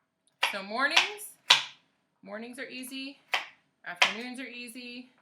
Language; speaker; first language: English; native; English